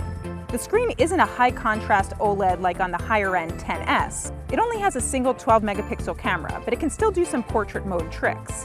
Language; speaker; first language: English; native; English